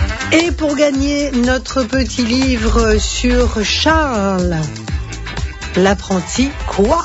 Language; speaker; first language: French; native; French